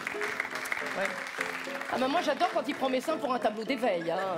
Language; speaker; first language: French; native; French